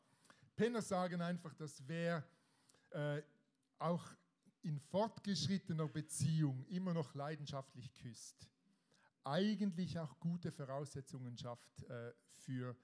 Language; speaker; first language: German; native; German